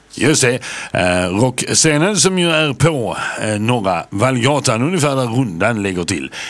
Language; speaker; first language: Swedish; native; Swedish